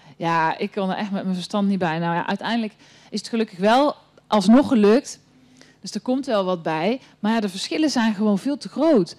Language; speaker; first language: Dutch; native; Dutch